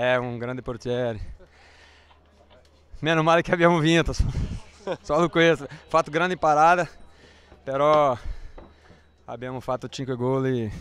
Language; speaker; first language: Italian; non-native, learner; Portuguese